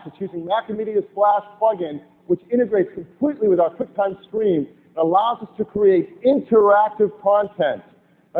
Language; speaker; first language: English; native; English